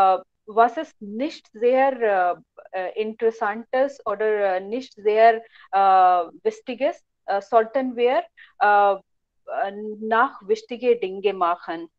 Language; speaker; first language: German; non-native, learner; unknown